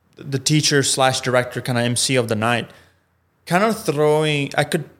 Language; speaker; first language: English; non-native, fluent; Italian